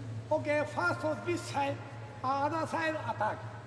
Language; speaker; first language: English; non-native, learner; Japanese